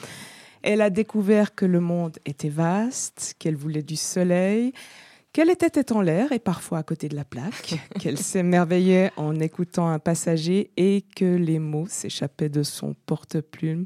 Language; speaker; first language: French; native; French